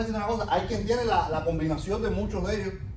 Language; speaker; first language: Spanish; native; Spanish